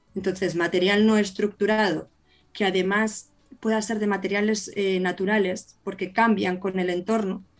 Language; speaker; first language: Spanish; native; Spanish